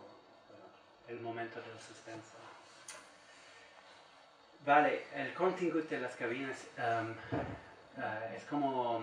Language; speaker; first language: Spanish; non-native, learner; English